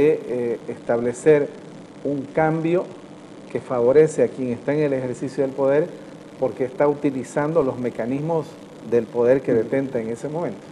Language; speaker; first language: Spanish; native; Spanish